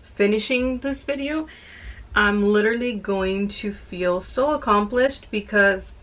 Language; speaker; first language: English; early bilingual, other home language; Spanish